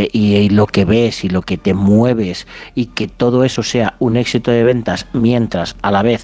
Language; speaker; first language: Spanish; native; Spanish